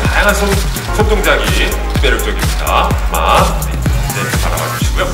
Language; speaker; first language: Korean; native; Korean